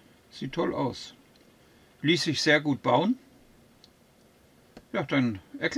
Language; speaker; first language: German; native; German